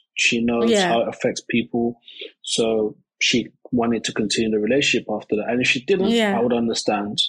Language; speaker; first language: English; native; English